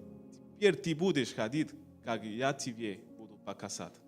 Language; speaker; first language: Russian; non-native, learner; Spanish